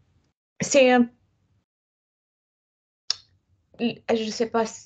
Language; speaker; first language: French; non-native, fluent; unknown